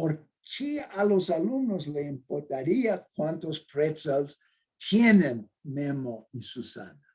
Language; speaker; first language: Spanish; non-native, fluent; English